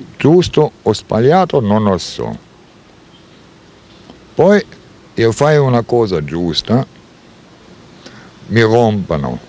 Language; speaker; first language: Italian; non-native, learner; German